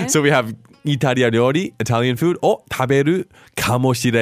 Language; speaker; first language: Japanese; non-native, fluent; English